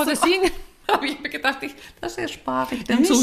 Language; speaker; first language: German; non-native, fluent; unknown